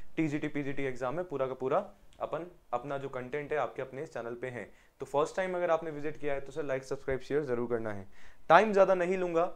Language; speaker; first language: Hindi; native; Hindi